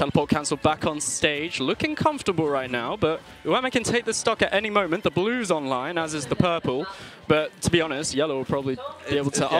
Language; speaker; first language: English; native; English